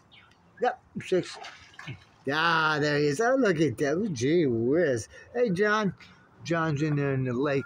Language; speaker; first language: English; native; English